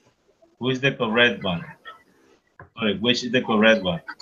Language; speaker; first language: English; non-native, fluent; Spanish